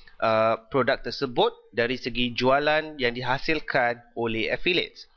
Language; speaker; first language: Malay; native; Malay